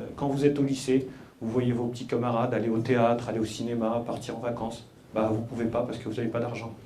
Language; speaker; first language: French; early bilingual, other home language; Arabic